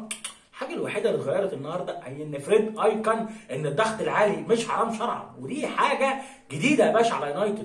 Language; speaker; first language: Arabic; native; Arabic